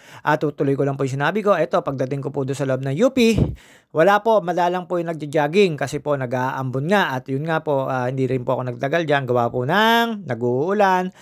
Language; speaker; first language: Filipino; native; Filipino